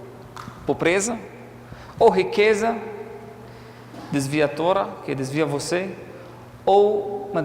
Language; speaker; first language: Portuguese; non-native, fluent; Arabic